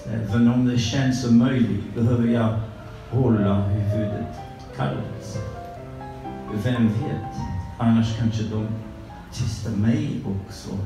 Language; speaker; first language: Swedish; non-native, learner; French